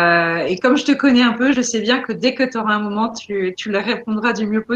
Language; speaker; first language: French; native; French